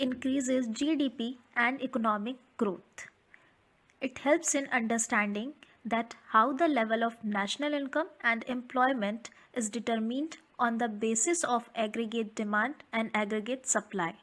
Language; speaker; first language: English; non-native, local second language; Hindi